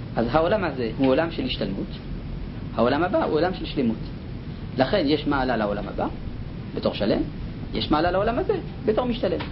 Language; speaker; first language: Hebrew; non-native, fluent; French